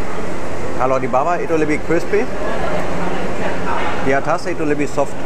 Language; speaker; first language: Indonesian; non-native, fluent; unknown